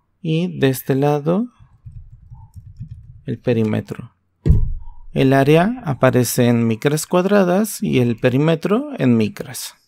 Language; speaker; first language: Spanish; native; Spanish